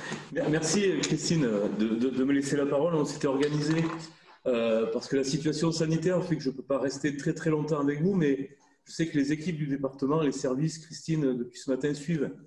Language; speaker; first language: French; native; French